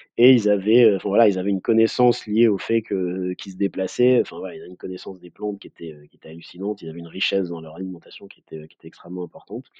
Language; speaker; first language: French; native; French